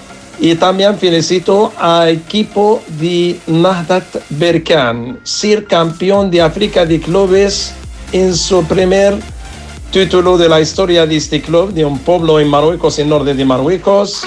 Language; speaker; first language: Spanish; non-native, learner; Arabic